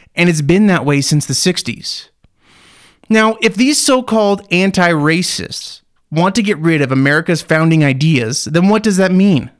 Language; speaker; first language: English; native; English